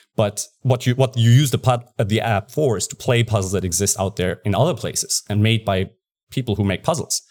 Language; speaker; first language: English; non-native, fluent; German